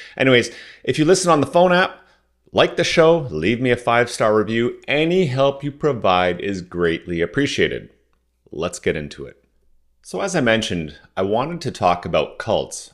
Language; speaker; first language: English; non-native, fluent; French